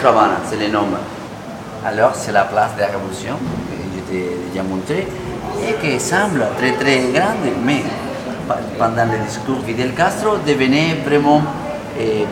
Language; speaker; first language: French; non-native, fluent; Spanish